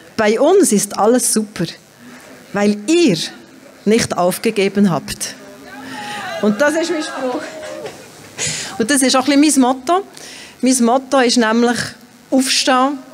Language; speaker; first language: German; native; German